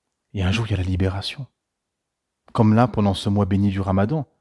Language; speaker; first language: French; native; French